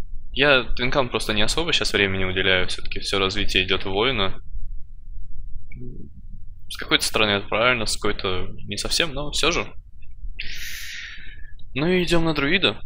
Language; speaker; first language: Russian; native; Russian